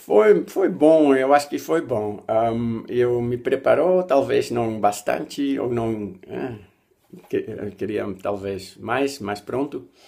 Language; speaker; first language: Portuguese; non-native, learner; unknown